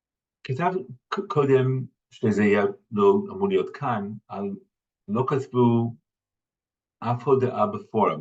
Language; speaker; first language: Hebrew; non-native, fluent; English